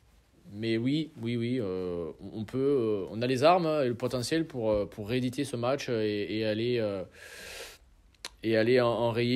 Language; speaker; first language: French; native; French